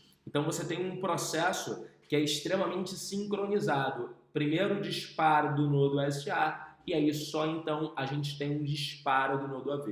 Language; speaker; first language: Portuguese; native; Portuguese